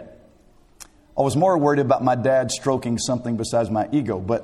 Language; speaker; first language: English; native; English